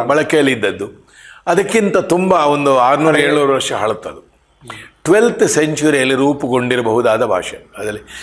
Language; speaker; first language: Kannada; non-native, local second language; Konkani